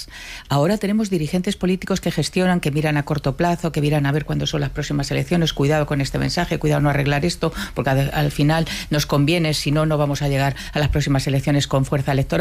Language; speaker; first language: Spanish; native; Spanish